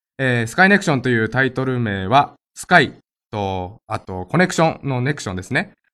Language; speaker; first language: Japanese; native; Japanese